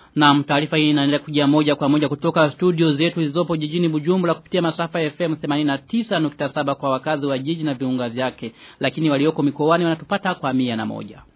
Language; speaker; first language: Swahili; non-native, local second language; Rundi